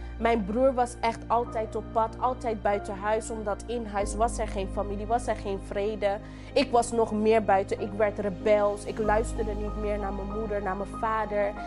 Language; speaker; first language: Dutch; non-native, local second language; English